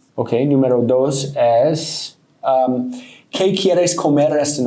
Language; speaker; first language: Spanish; non-native, learner; English